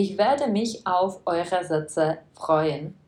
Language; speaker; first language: German; non-native, fluent; Czech